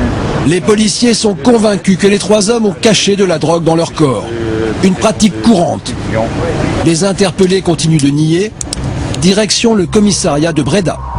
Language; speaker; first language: French; native; French